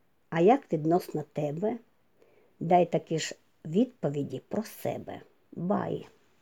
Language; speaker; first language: Ukrainian; native; Ukrainian